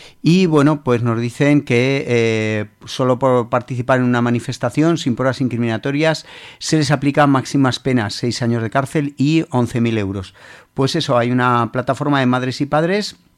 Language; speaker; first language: Spanish; native; Spanish